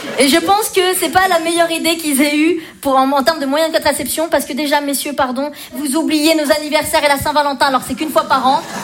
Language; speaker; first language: French; early bilingual, other home language; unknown